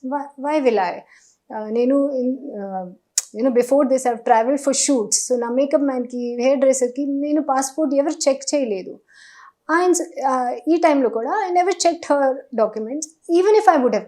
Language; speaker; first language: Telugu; non-native, local second language; Hindi